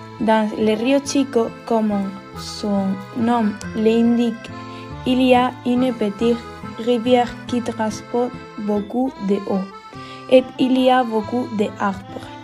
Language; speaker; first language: French; non-native, learner; Spanish